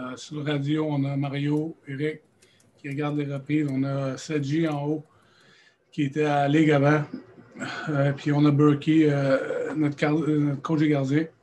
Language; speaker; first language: French; native; French